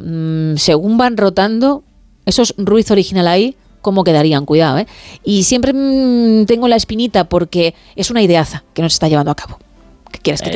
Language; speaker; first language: Spanish; native; Spanish